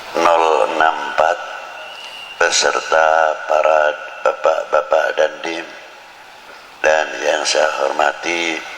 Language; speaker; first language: Indonesian; non-native, local second language; Javanese